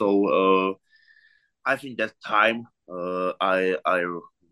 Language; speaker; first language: English; non-native, learner; Czech